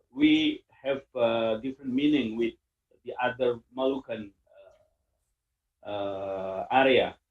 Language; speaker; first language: English; non-native, learner; Indonesian